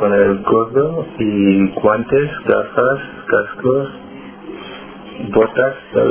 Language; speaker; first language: Spanish; non-native, learner; Wolof